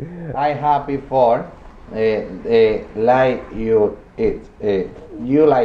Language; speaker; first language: English; non-native, learner; Spanish